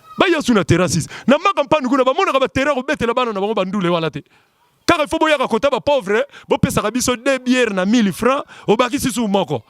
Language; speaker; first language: Lingala; non-native, local second language; Kongo